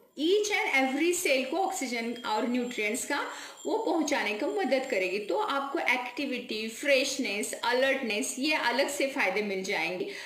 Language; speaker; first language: Hindi; non-native, local second language; Marathi